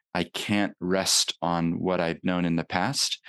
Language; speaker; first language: English; native; English